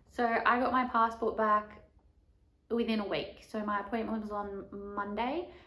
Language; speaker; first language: English; native; English